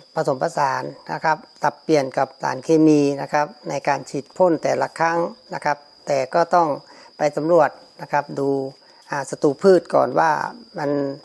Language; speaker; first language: Thai; native; Thai